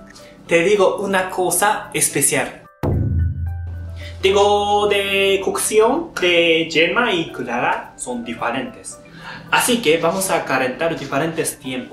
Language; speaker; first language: Spanish; non-native, fluent; Japanese